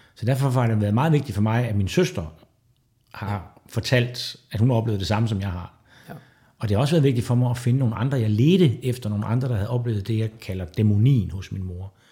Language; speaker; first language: Danish; native; Danish